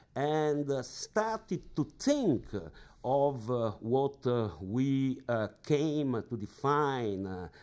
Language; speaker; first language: English; non-native, fluent; Italian